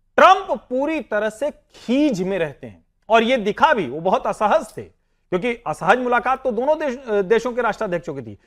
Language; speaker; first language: Hindi; native; Hindi